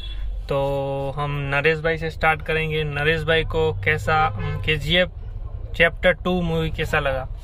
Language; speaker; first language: Hindi; non-native, local second language; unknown